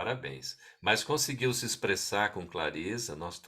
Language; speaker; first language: Portuguese; native; Portuguese